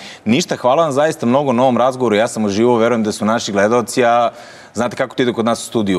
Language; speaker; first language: Croatian; native; Croatian